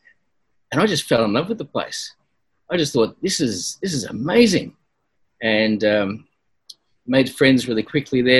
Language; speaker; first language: English; native; English